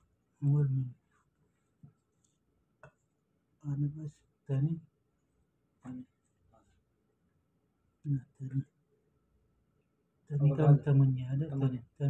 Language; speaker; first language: Arabic; non-native, learner; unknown